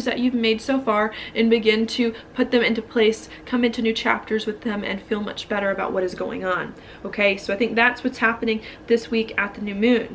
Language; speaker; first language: English; native; English